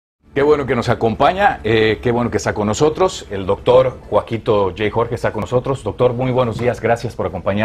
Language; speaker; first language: Spanish; native; Spanish